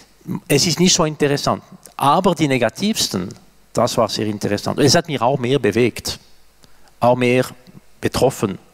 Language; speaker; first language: German; non-native, local second language; French